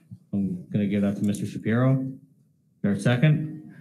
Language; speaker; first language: English; native; English